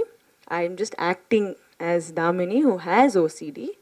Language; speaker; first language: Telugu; non-native, fluent; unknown